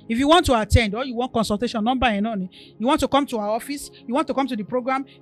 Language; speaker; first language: English; non-native, local second language; Yoruba